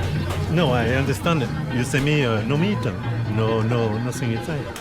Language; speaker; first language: English; non-native, learner; French